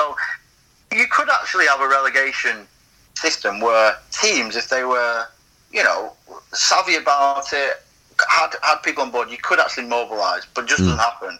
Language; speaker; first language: English; native; English